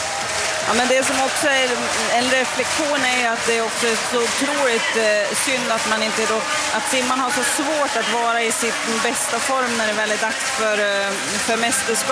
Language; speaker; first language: Swedish; native; Swedish